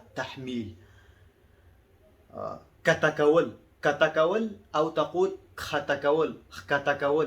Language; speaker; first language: Arabic; non-native, fluent; Pashto